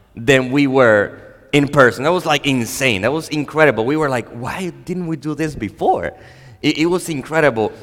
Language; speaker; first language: English; non-native, fluent; Spanish